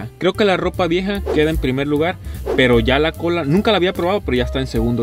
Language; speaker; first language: Spanish; native; Spanish